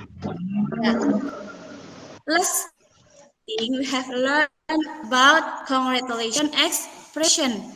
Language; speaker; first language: English; non-native, fluent; Indonesian